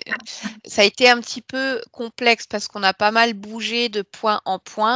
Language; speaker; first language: French; native; French